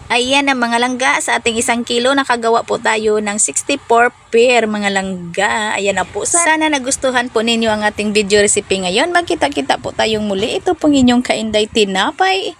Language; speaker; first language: Filipino; non-native, local second language; Cebuano